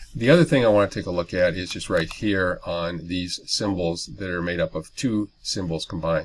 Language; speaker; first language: English; native; English